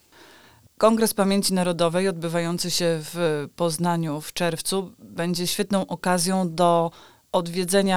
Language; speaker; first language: Polish; native; Polish